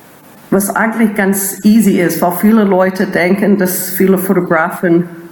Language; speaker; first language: German; non-native, fluent; English